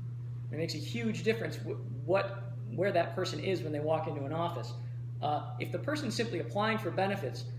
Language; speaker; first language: English; native; English